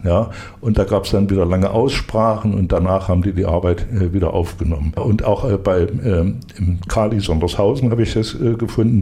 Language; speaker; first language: German; native; German